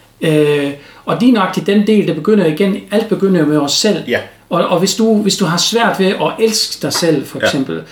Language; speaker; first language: Danish; non-native, fluent; German